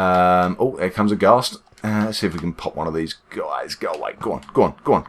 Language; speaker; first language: English; native; English